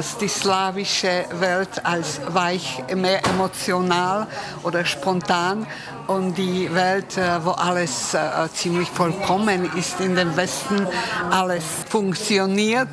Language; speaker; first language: German; non-native, fluent; Czech